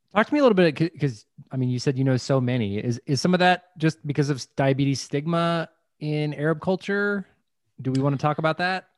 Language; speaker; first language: English; native; English